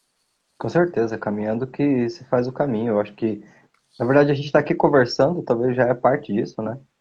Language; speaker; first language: Portuguese; native; Portuguese